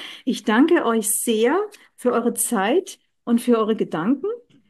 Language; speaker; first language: German; native; German